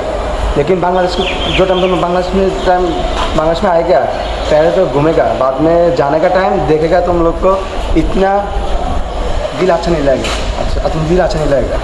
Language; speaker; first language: Hindi; non-native, learner; Bangla